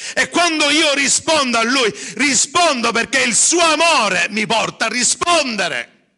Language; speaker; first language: Italian; early bilingual, heritage; English